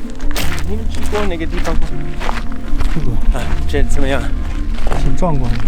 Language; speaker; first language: Chinese; non-native, fluent; English